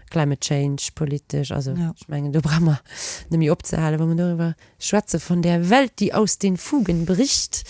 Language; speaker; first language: Luxembourgish; native; Luxembourgish